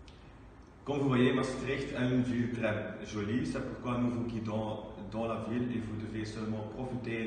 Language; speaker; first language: French; non-native, learner; Dutch